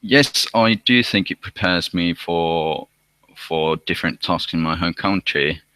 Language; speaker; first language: English; non-native, fluent; Finnish